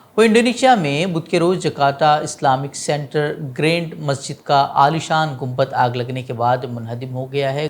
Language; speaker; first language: Urdu; non-native, local second language; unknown